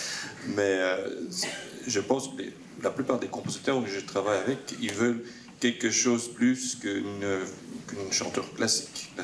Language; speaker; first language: French; non-native, fluent; Dutch